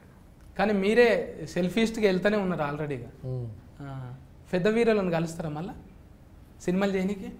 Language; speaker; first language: Telugu; native; Telugu